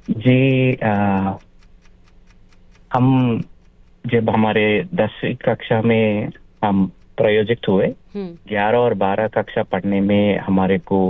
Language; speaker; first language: Hindi; non-native, local second language; Telugu